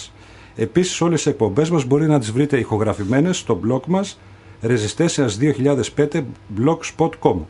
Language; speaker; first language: Greek; native; Greek